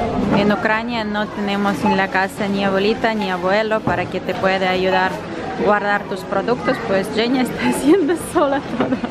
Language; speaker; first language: Spanish; non-native, fluent; Ukrainian